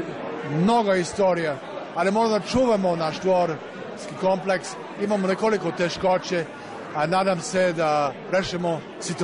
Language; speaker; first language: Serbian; early bilingual, heritage; English